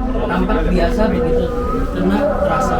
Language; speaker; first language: Indonesian; native; Indonesian